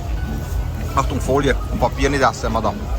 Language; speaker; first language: German; early bilingual, other home language; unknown